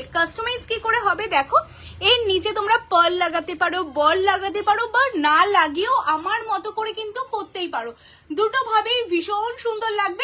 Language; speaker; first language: Bangla; native; Bangla